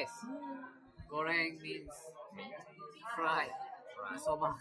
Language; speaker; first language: English; non-native, fluent; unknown